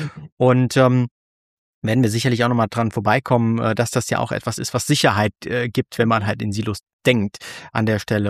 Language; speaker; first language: German; native; German